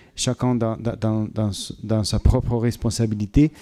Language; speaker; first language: French; non-native, fluent; Spanish